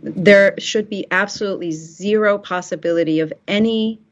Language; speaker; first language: English; early bilingual, other home language; Persian